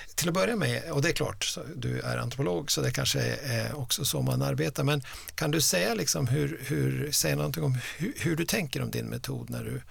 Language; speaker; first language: Swedish; native; Swedish